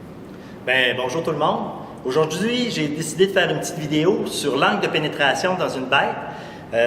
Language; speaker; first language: French; native; French